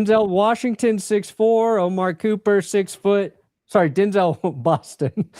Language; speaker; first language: English; native; English